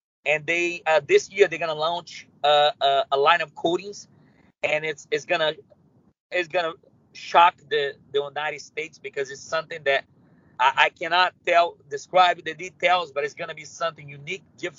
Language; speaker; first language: English; non-native, fluent; Spanish